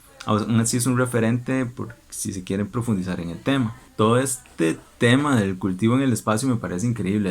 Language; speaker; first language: Spanish; native; Spanish